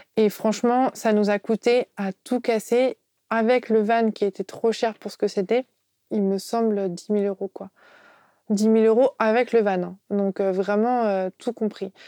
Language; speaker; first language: French; native; French